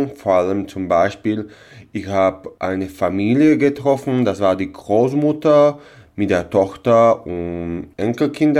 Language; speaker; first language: German; non-native, local second language; Slovak